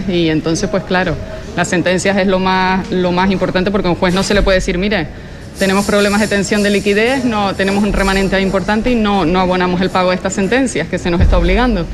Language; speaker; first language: Spanish; native; Spanish